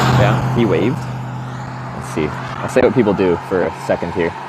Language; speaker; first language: English; native; English